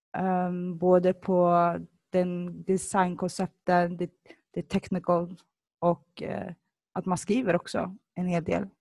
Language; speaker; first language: Swedish; early bilingual, other home language; Somali